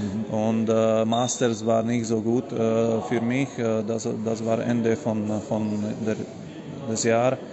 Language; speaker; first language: German; non-native, fluent; Slovak